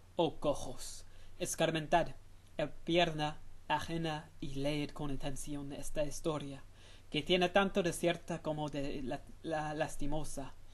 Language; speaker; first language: Spanish; non-native, fluent; English